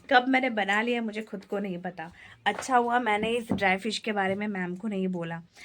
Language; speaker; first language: Hindi; non-native, local second language; Bangla